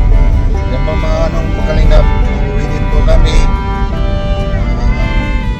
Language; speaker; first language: Filipino; non-native, local second language; Cebuano